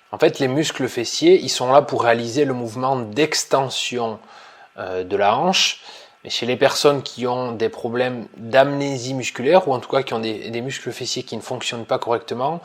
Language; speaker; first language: French; native; French